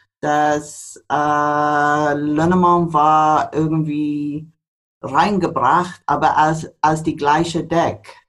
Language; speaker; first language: German; non-native, fluent; English